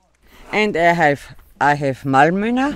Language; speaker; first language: English; non-native, learner; German